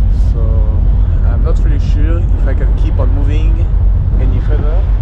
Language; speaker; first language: English; non-native, fluent; French